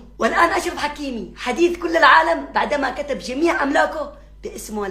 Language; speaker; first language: Arabic; native; Arabic